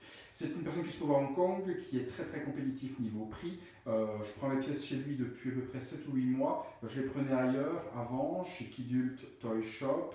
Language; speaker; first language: French; native; French